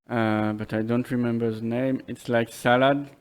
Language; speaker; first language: English; non-native, fluent; French